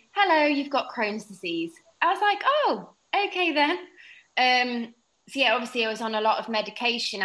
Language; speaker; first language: English; native; English